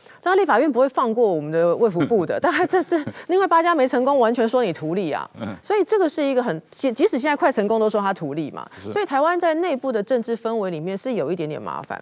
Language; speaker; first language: Chinese; native; Chinese